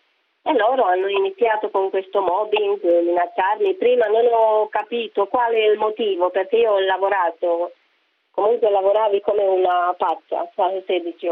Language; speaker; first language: Italian; non-native, fluent; Romanian